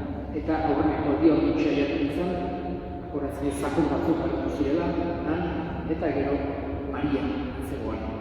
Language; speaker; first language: Basque; native; Basque